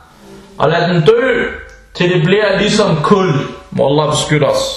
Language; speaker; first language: Danish; early bilingual, other home language; Arabic